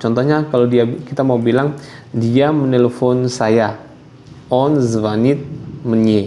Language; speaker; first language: Indonesian; non-native, local second language; Javanese